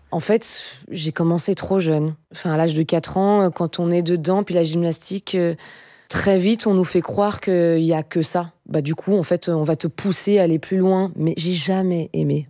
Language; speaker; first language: French; native; French